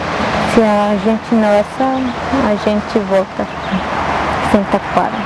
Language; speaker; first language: Portuguese; non-native, local second language; Guarani